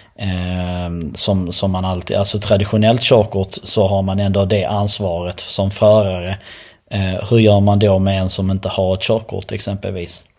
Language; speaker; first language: Swedish; early bilingual, other home language; Albanian